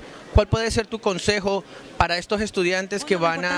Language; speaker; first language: Spanish; native; Spanish